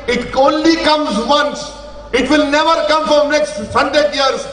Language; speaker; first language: English; non-native, local second language; Urdu